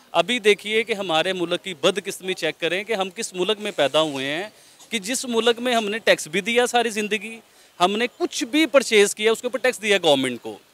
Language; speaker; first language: Urdu; non-native, local second language; Punjabi